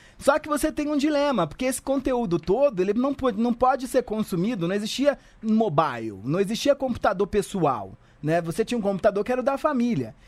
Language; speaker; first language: Portuguese; native; Portuguese